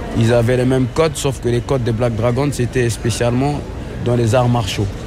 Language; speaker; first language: French; native; French